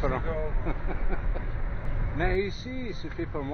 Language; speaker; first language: French; non-native, learner; English